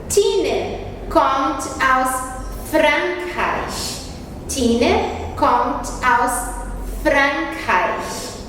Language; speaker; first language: German; non-native, fluent; Portuguese